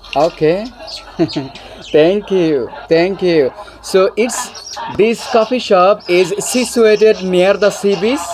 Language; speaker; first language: English; non-native, learner; Bangla